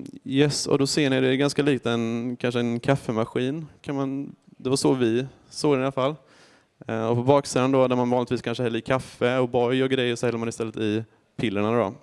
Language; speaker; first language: Swedish; native; Swedish